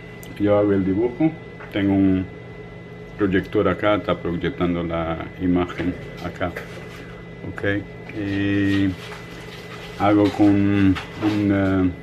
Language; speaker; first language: Spanish; non-native, fluent; Portuguese